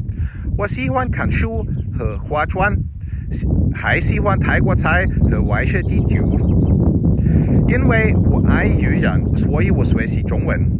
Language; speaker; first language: Chinese; non-native, learner; German